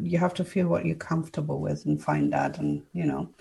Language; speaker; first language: English; non-native, fluent; German